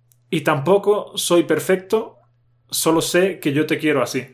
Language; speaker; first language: Spanish; native; Spanish